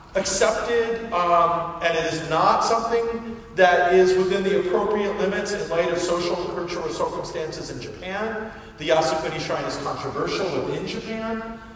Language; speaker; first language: English; native; English